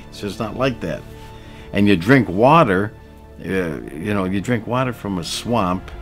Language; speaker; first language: English; native; English